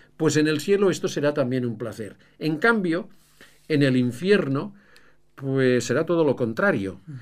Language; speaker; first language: Spanish; native; Spanish